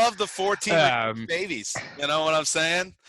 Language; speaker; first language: English; native; English